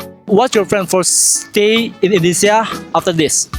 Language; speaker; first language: English; non-native, fluent; Indonesian